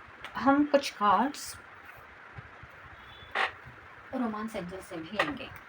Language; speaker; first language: Hindi; native; Hindi